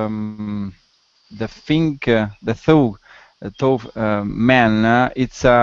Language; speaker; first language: English; non-native, learner; Italian